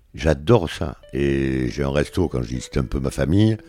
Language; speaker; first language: French; native; French